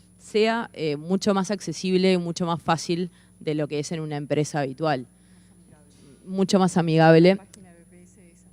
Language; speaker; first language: Spanish; native; Spanish